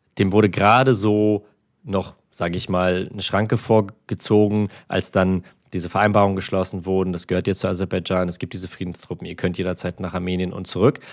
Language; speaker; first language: German; early bilingual, other home language; Armenian